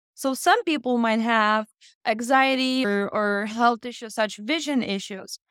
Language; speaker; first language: English; non-native, fluent; Lithuanian